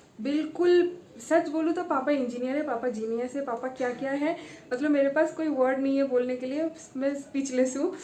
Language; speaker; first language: Hindi; non-native, local second language; Bangla